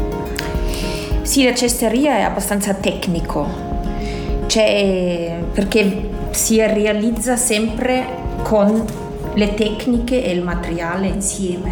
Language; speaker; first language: Italian; non-native, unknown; German